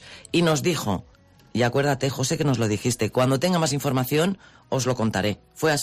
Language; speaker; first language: Spanish; native; Spanish